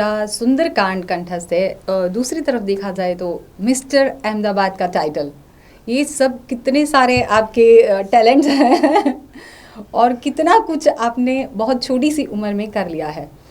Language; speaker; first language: Hindi; non-native, local second language; Gujarati